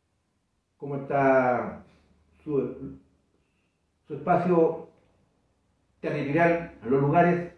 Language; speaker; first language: Spanish; non-native, local second language; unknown